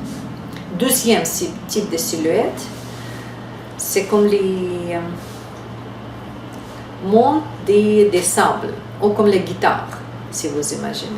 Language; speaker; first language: French; non-native, fluent; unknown